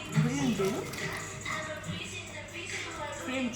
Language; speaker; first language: English; non-native, learner; Russian